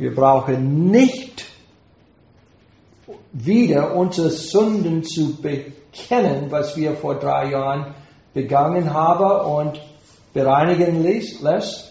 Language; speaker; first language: German; non-native, fluent; English